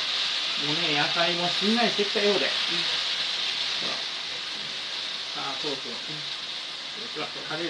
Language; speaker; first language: Japanese; native; Japanese